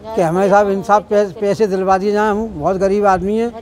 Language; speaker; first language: Hindi; native; Hindi